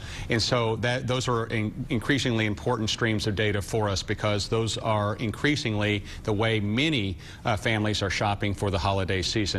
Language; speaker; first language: English; native; English